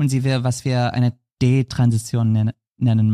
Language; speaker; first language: German; non-native, fluent; English